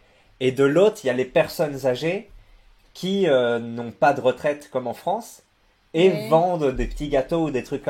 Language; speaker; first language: French; native; French